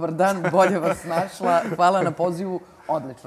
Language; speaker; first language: Serbian; native; Serbian